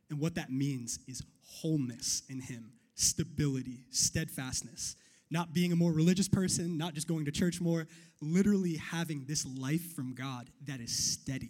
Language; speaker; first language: English; native; English